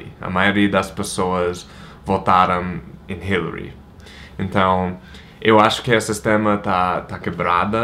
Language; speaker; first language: Portuguese; non-native, fluent; English